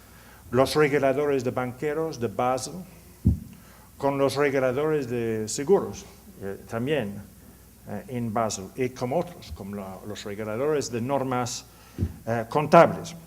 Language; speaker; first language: Spanish; non-native, learner; English